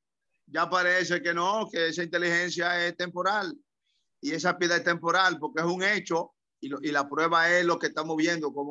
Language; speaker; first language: Spanish; native; Spanish